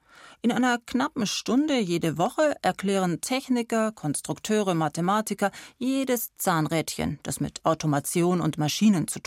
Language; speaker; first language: German; native; German